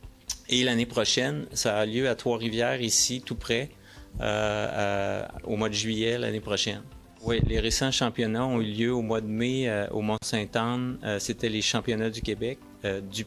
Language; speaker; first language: French; native; French